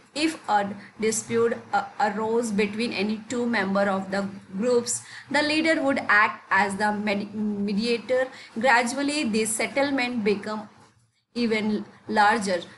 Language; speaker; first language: English; non-native, local second language; Hindi